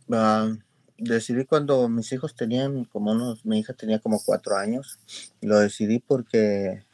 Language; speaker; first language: Spanish; native; Spanish